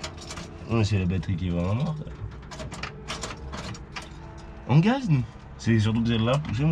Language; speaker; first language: French; native; French